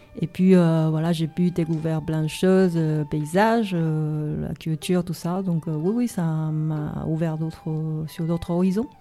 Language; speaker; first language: French; non-native, fluent; Chinese